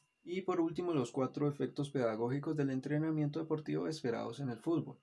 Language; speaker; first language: Spanish; native; Spanish